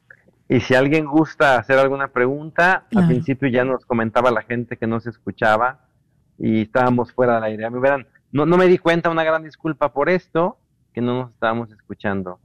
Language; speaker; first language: Spanish; native; Spanish